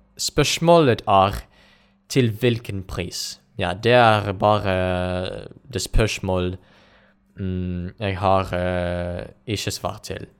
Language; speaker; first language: Norwegian; non-native, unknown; Ukrainian